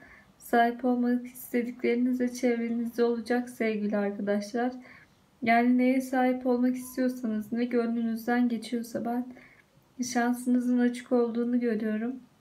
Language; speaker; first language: Turkish; native; Turkish